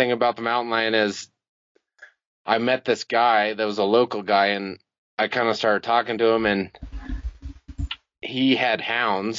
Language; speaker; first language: English; native; English